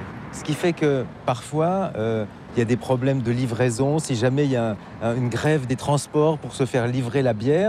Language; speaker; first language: French; native; French